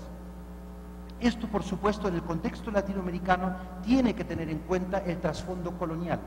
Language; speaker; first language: Spanish; non-native, fluent; German